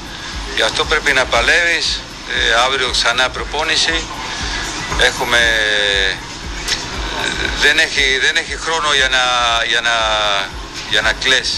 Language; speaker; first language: Greek; non-native, fluent; Spanish